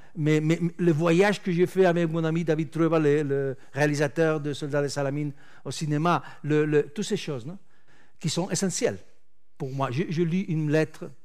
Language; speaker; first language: French; non-native, fluent; Spanish